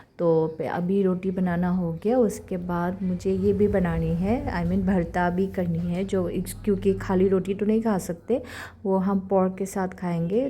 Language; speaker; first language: Hindi; non-native, local second language; Kok Borok